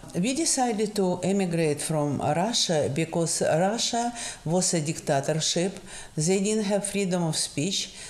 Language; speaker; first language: English; non-native, fluent; Russian